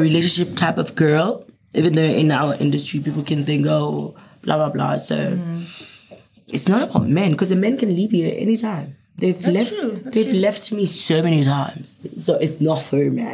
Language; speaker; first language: English; non-native, local second language; Southern Sotho